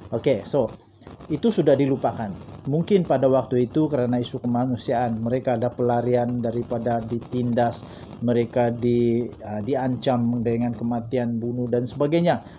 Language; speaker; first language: Malay; non-native, local second language; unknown